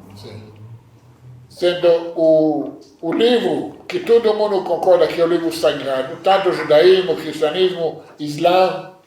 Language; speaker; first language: Portuguese; non-native, fluent; Hebrew